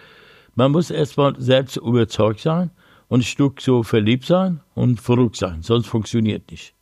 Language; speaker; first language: German; non-native, learner; Persian